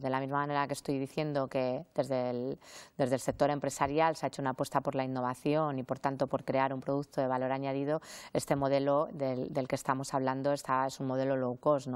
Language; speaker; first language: Spanish; native; Spanish